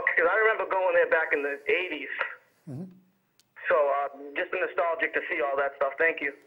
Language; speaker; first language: English; native; English